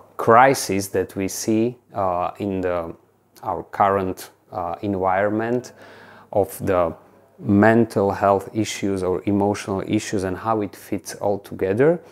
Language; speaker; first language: English; non-native, fluent; Slovak